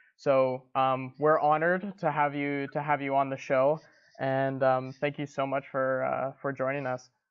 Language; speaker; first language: English; native; English